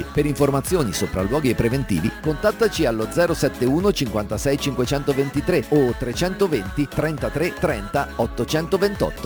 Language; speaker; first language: Italian; native; Italian